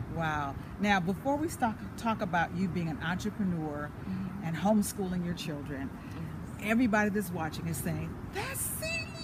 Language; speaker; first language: English; native; English